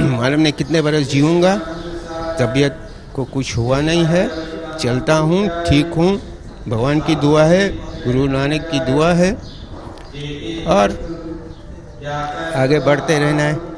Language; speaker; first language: Hindi; non-native, local second language; Sindhi